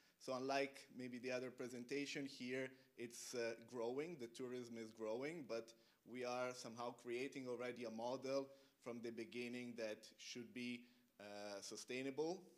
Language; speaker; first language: English; non-native, fluent; Italian